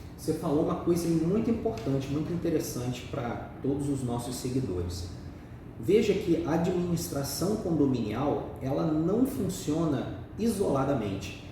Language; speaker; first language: Portuguese; native; Portuguese